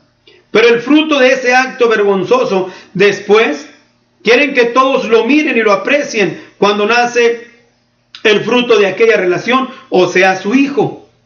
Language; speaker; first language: Spanish; native; Spanish